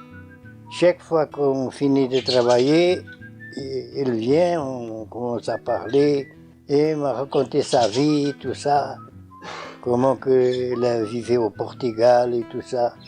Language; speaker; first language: French; non-native, learner; Portuguese